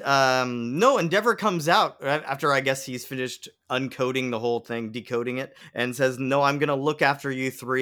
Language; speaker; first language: English; native; English